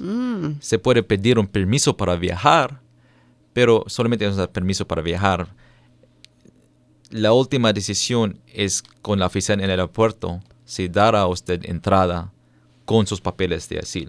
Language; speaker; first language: Spanish; non-native, fluent; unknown